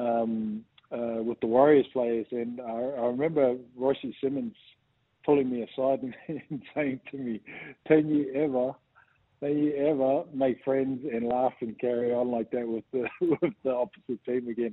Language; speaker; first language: English; native; English